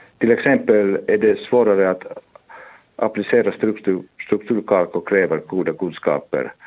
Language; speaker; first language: Swedish; non-native, local second language; Finnish